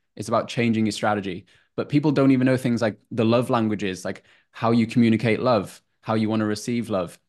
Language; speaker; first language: English; native; English